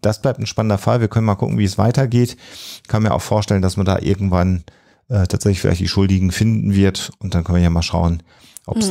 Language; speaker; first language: German; native; German